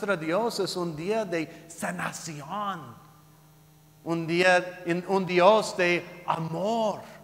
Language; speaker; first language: Spanish; non-native, learner; English